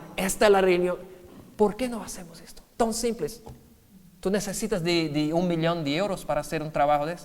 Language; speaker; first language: Spanish; non-native, fluent; Portuguese